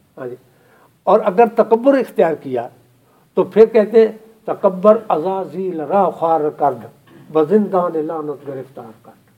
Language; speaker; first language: Urdu; non-native, local second language; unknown